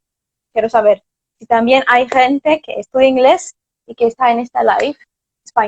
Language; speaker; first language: Spanish; non-native, fluent; Portuguese